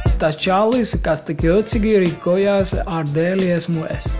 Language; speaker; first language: Latvian; non-native, learner; Georgian